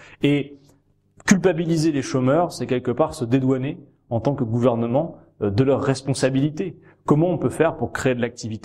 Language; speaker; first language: French; native; French